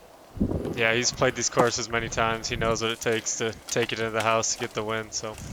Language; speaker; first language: English; native; English